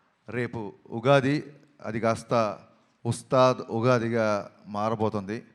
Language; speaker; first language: Telugu; native; Telugu